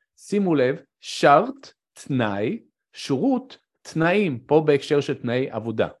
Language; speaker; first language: Hebrew; native; Hebrew